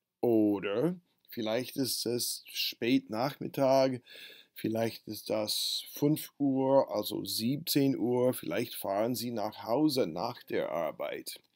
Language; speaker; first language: German; non-native, fluent; English